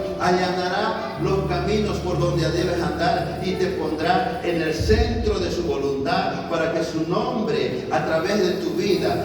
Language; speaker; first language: Spanish; native; Spanish